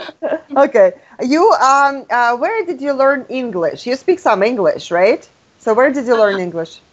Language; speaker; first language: English; non-native, fluent; Russian